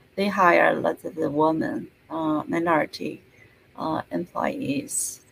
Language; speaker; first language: English; non-native, fluent; Chinese